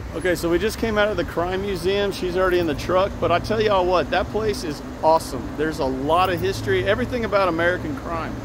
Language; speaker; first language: English; native; English